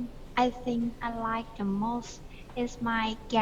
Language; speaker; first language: English; non-native, learner; Vietnamese